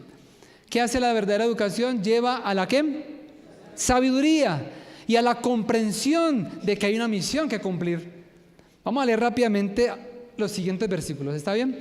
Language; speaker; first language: Spanish; native; Spanish